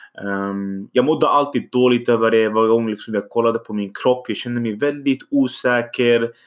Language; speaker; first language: Swedish; early bilingual, other home language; Arabic